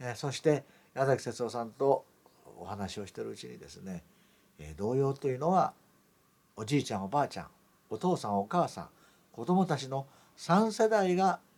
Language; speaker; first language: Japanese; native; Japanese